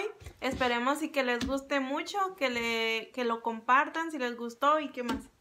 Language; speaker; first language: Spanish; native; Spanish